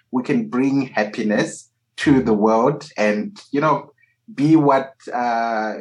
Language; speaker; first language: English; non-native, local second language; Shona